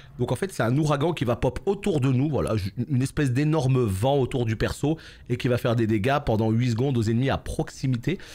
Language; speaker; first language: French; native; French